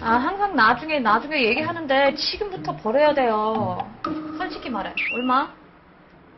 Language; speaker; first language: Korean; non-native, learner; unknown